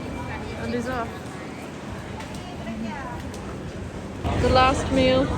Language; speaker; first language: English; native; English